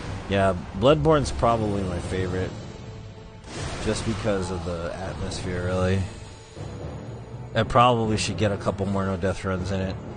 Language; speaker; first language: English; native; English